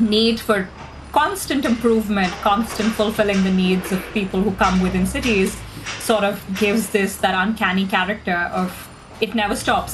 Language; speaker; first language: English; non-native, local second language; Hindi